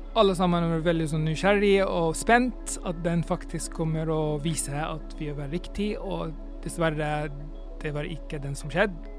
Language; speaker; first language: Norwegian; non-native, fluent; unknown